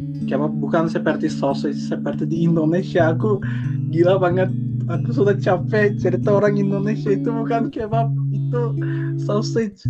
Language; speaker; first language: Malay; non-native, fluent; Turkish